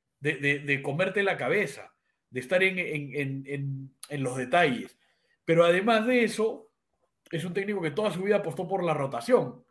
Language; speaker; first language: Spanish; native; Spanish